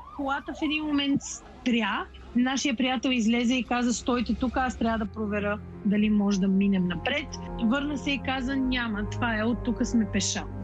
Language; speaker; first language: Bulgarian; native; Bulgarian